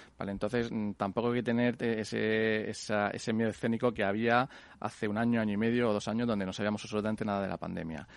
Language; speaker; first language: Spanish; native; Spanish